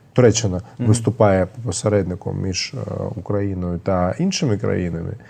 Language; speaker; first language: Ukrainian; non-native, local second language; Russian